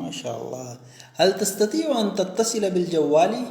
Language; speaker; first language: Arabic; non-native, fluent; Urdu